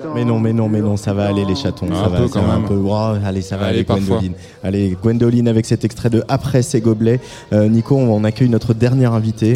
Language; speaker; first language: French; native; French